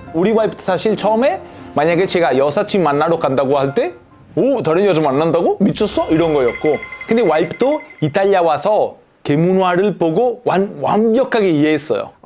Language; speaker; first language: Korean; non-native, fluent; Italian